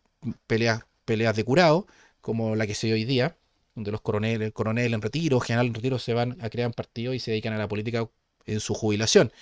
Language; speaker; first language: Spanish; native; Spanish